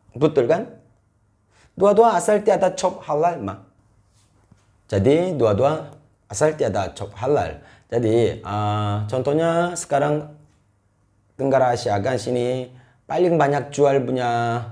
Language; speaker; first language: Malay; non-native, fluent; Korean